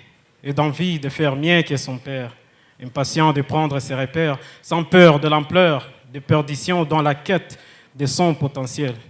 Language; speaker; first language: French; non-native, local second language; Kinyarwanda